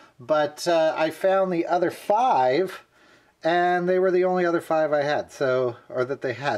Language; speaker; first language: English; native; English